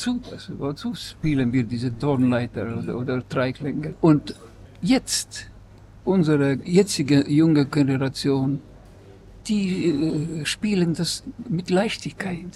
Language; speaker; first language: German; non-native, fluent; Estonian